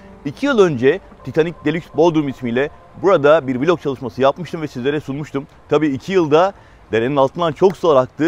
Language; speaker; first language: Turkish; native; Turkish